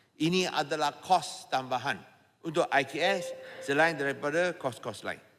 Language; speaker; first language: Malay; non-native, local second language; Chinese